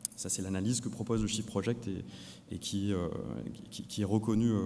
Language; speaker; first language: French; native; French